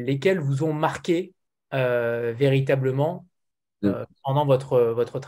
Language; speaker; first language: French; native; French